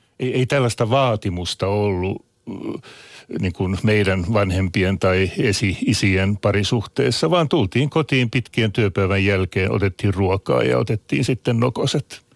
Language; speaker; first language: Finnish; non-native, local second language; Swedish